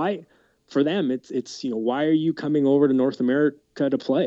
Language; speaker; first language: English; native; English